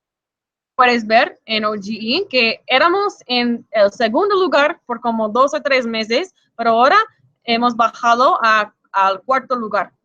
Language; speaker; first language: Spanish; non-native, fluent; English